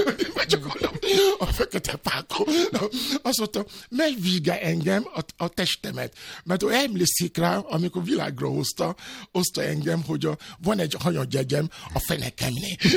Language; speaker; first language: Hungarian; non-native, fluent; Yoruba